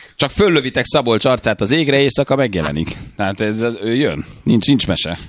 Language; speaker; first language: Hungarian; native; Hungarian